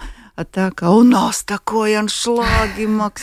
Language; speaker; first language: Russian; non-native, local second language; Latvian